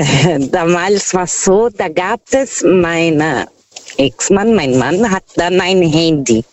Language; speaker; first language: German; non-native, fluent; Portuguese